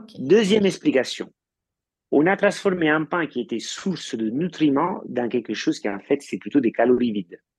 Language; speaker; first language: French; non-native, fluent; Italian